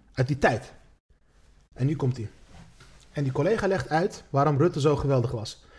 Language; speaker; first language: Dutch; early bilingual, other home language; Turkish